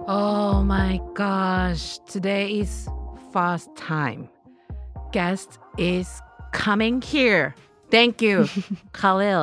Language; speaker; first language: English; non-native, learner; Japanese